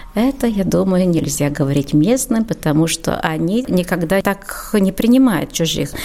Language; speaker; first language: Russian; non-native, learner; Latvian